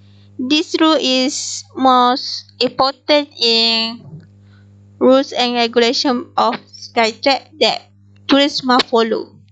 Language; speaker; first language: English; non-native, local second language; Malay